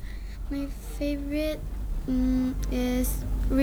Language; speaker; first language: English; non-native, learner; Indonesian